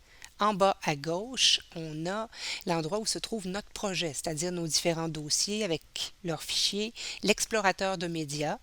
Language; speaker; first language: French; native; French